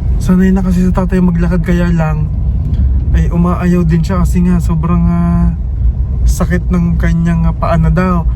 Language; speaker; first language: Filipino; native; Filipino